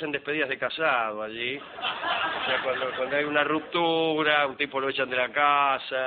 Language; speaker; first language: Spanish; native; Spanish